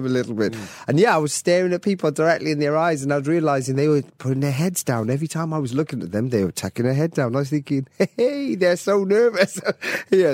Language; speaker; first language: English; native; English